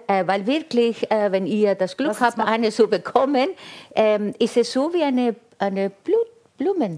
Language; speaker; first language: German; non-native, fluent; Italian